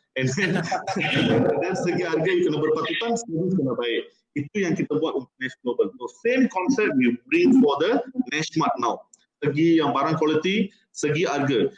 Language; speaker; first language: Malay; non-native, local second language; Tamil